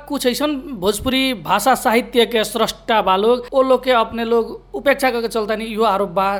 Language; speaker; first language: Bhojpuri; native; Bhojpuri